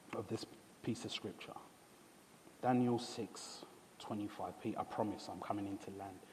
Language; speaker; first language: English; early bilingual, other home language; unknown